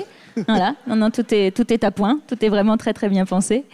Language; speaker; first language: French; native; French